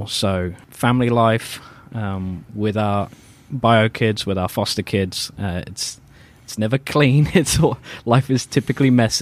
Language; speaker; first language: English; native; English